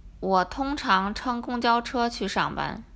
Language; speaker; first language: Chinese; non-native, learner; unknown